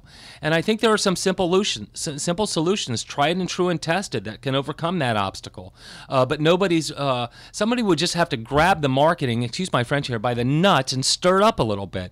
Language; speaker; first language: English; native; English